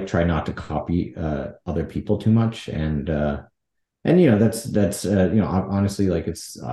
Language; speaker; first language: English; native; English